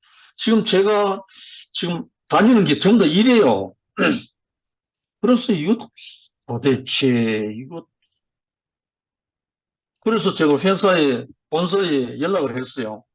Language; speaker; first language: Korean; native; Korean